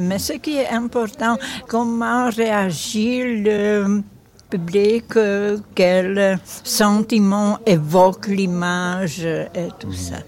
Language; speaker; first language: French; non-native, fluent; Czech